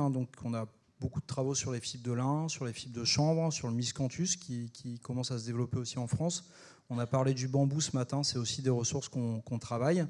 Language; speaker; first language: French; native; French